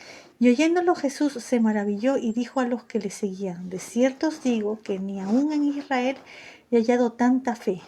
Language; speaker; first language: Spanish; native; Spanish